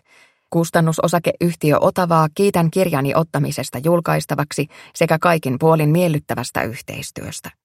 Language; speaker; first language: Finnish; native; Finnish